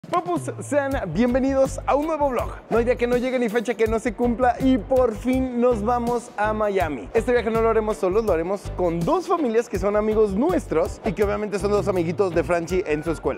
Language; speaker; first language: Spanish; native; Spanish